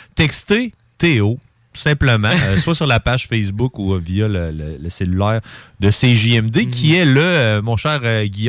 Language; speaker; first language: French; native; French